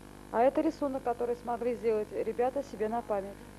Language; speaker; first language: Russian; native; Russian